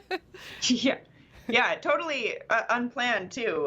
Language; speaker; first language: English; native; English